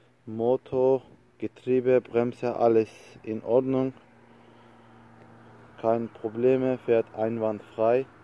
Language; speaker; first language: German; non-native, learner; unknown